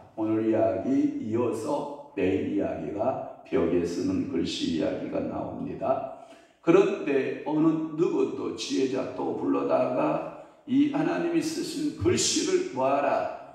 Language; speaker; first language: Korean; native; Korean